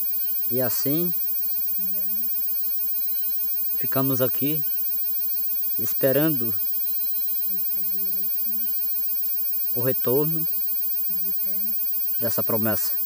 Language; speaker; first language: Portuguese; non-native, local second language; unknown